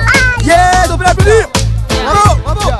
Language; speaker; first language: French; native; French